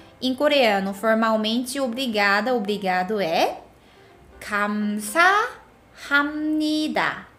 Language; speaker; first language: Portuguese; non-native, fluent; Korean